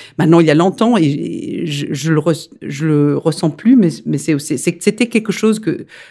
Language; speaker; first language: French; non-native, fluent; Danish